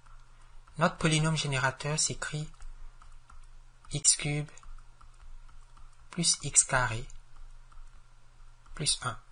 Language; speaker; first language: French; native; French